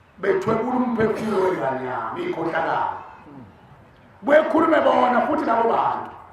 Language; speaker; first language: Zulu; native; Zulu